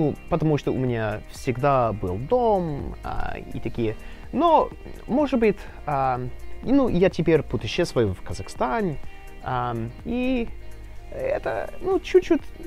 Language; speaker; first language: Russian; non-native, learner; English